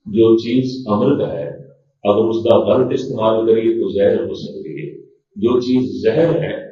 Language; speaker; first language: Urdu; non-native, local second language; Punjabi